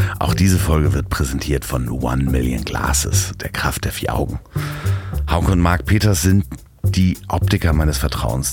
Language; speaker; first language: German; native; German